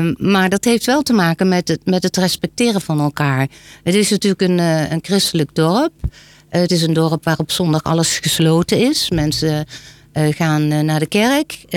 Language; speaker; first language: Dutch; native; Dutch